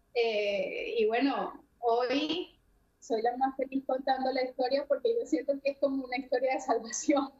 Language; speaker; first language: Spanish; native; Spanish